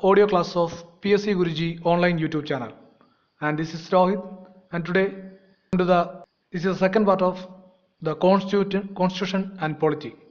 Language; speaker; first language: English; non-native, local second language; Malayalam